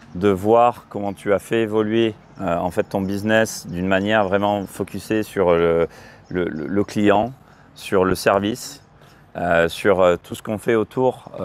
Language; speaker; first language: French; native; French